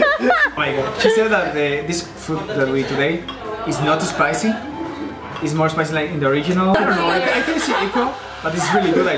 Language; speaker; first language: English; non-native, learner; Spanish